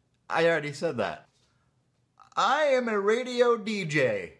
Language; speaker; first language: English; native; English